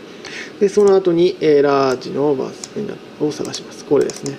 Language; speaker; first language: Japanese; native; Japanese